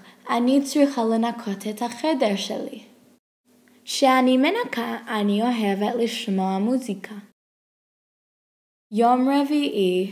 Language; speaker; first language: Hebrew; non-native, learner; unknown